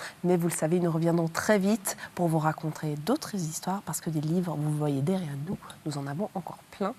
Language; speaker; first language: French; native; French